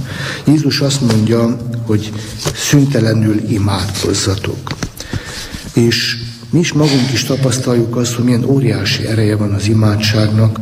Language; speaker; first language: Hungarian; native; Hungarian